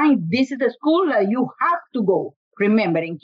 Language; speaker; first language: English; non-native, learner; Spanish